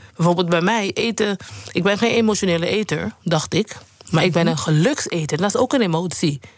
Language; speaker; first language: Dutch; non-native, local second language; Papiamento